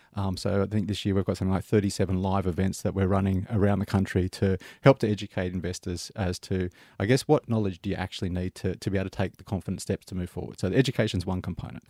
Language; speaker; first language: English; native; English